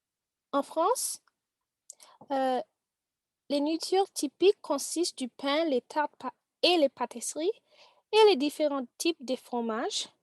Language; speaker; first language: French; non-native, learner; English